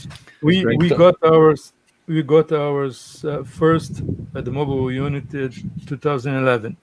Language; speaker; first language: English; non-native, fluent; Portuguese